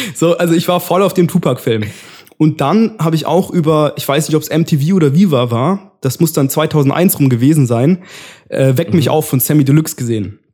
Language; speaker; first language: German; early bilingual, other home language; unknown